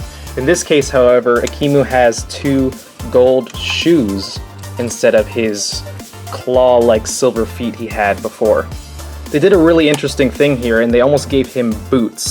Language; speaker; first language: English; native; English